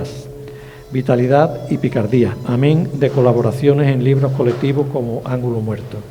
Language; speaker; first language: Spanish; native; Spanish